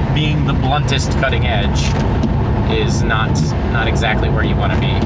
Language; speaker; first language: English; native; English